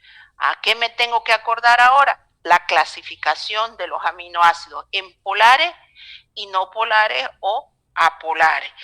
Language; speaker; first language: Spanish; native; Spanish